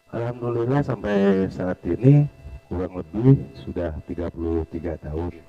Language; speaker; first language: Indonesian; native; Indonesian